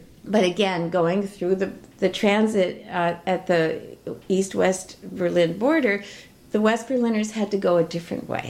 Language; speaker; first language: English; native; English